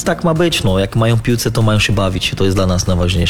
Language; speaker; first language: Polish; non-native, learner; Portuguese